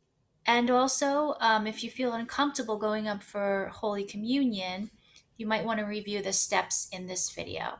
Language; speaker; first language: English; native; English